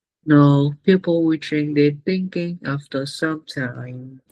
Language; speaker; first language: English; non-native, learner; Vietnamese